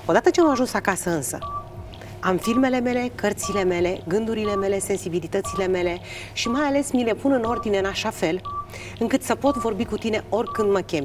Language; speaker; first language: Romanian; native; Romanian